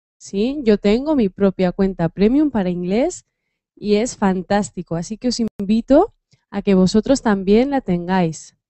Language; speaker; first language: Spanish; native; Spanish